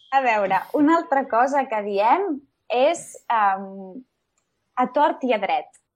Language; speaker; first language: Catalan; native; Catalan